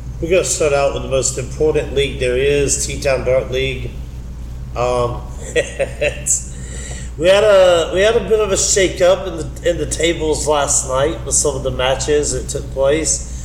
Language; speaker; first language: English; native; English